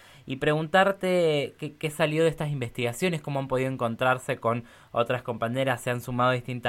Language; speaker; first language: Spanish; native; Spanish